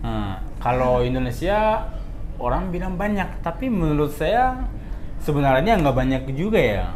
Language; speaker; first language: Indonesian; non-native, fluent; Japanese